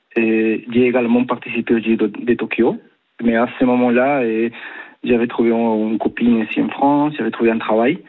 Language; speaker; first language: French; non-native, fluent; Spanish